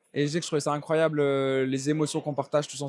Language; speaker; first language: French; native; French